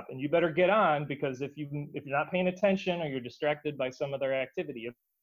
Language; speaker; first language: English; native; English